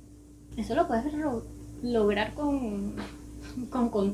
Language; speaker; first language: Spanish; native; Spanish